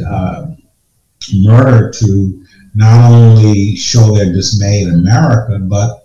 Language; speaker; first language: English; native; English